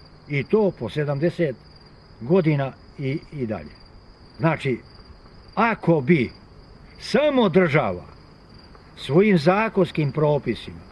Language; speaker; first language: Bosnian; native; Bosnian